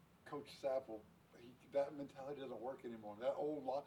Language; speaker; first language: English; native; English